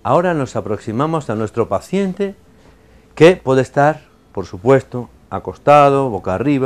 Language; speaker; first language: Spanish; native; Spanish